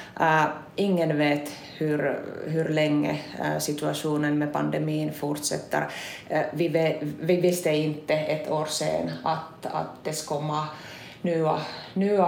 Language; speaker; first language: Swedish; non-native, local second language; Finnish